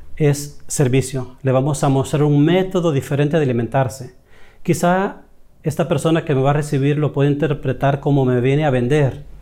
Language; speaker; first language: Spanish; native; Spanish